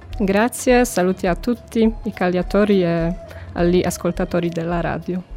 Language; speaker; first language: Italian; non-native, fluent; Polish